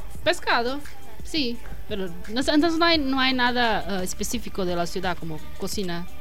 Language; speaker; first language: Spanish; non-native, learner; Portuguese